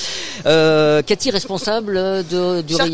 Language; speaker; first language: French; native; French